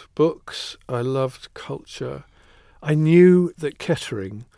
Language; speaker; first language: English; native; English